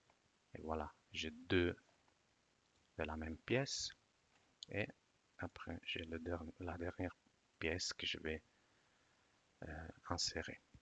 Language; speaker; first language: French; non-native, fluent; Italian